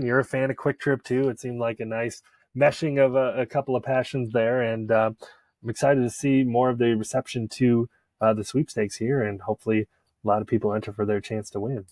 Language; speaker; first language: English; native; English